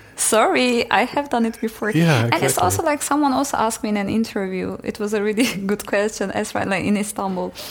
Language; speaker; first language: English; non-native, fluent; Turkish